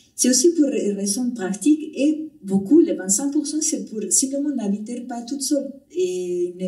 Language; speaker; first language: French; non-native, fluent; Spanish